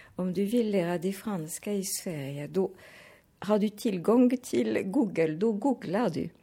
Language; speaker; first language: Swedish; non-native, fluent; French